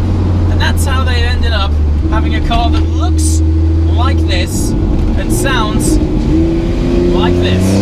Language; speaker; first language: English; native; English